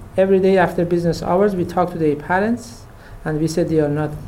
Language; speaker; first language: English; non-native, fluent; Persian